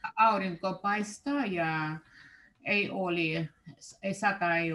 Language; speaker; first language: Finnish; non-native, learner; Russian